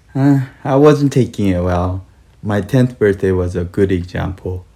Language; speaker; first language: English; early bilingual, other home language; Korean